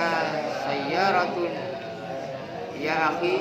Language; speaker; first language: Arabic; non-native, learner; Indonesian